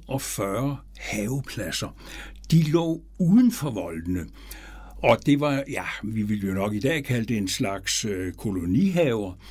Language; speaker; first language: Danish; native; Danish